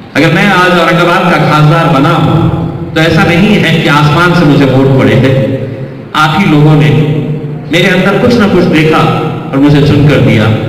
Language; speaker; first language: Urdu; native; Urdu